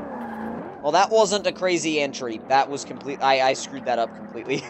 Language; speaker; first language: English; native; English